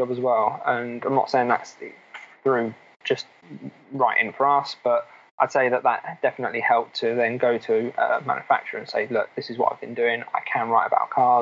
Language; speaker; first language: English; native; English